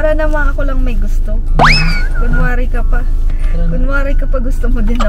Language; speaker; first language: Filipino; native; Filipino